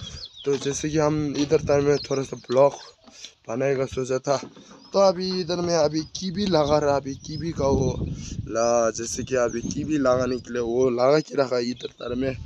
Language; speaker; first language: Hindi; non-native, local second language; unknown